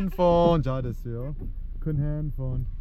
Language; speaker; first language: Korean; early bilingual, heritage; English